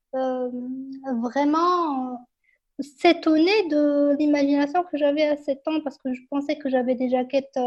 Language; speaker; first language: French; non-native, local second language; Arabic